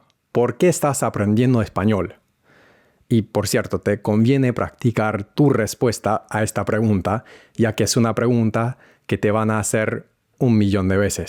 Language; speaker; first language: Spanish; non-native, fluent; English